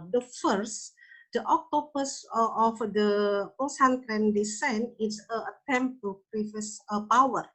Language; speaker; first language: English; non-native, learner; Indonesian